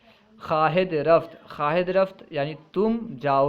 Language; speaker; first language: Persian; non-native, fluent; Urdu